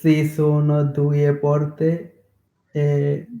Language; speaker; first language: Italian; non-native, learner; Bangla